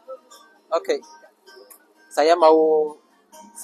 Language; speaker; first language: Indonesian; non-native, learner; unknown